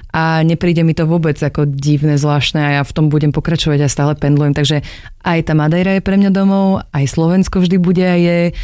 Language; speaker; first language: Slovak; non-native, local second language; English